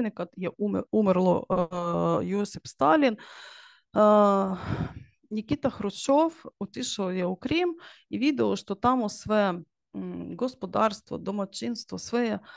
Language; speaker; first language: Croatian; non-native, learner; Ukrainian